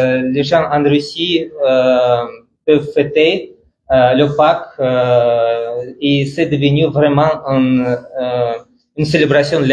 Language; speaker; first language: French; non-native, fluent; Russian